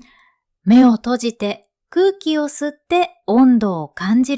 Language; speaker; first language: Japanese; non-native, fluent; Vietnamese